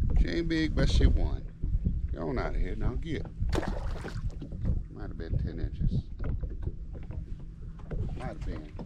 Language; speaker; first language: English; native; English